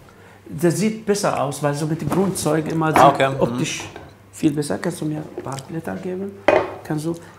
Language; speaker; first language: German; non-native, fluent; Arabic